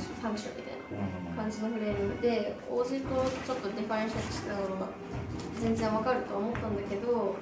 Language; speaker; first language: Japanese; native; Japanese